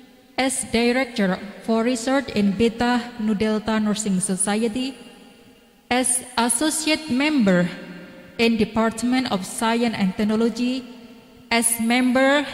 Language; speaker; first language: English; non-native, learner; Indonesian